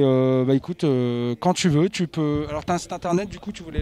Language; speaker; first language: French; native; French